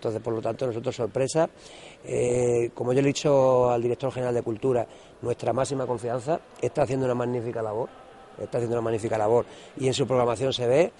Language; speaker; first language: Spanish; native; Spanish